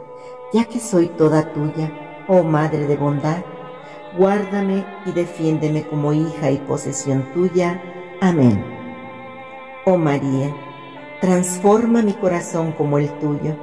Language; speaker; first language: Spanish; native; Spanish